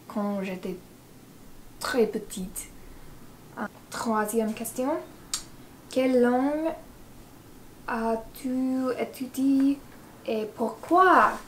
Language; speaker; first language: French; non-native, learner; English